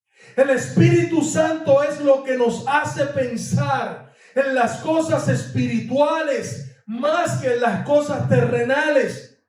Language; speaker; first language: Spanish; native; Spanish